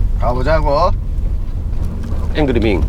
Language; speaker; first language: Thai; non-native, learner; Korean